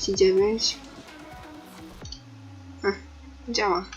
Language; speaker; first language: Polish; native; Polish